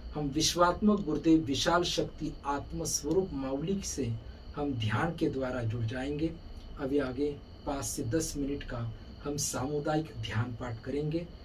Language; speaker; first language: Hindi; non-native, local second language; Marathi